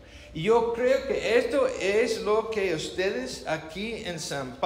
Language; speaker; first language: Spanish; non-native, learner; English